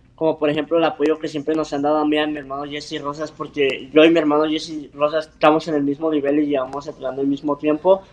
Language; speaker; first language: Spanish; early bilingual, heritage; Spanish